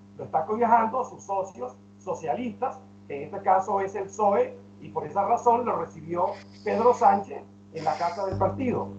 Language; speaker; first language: Spanish; native; Spanish